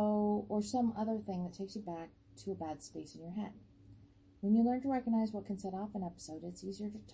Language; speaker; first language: English; native; English